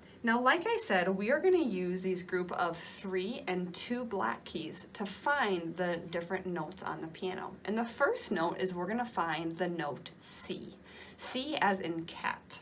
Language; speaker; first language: English; native; English